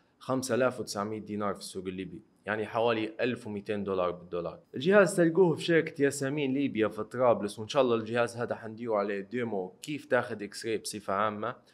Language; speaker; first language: Arabic; native; Arabic